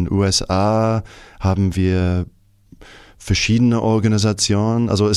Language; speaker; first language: German; non-native, fluent; English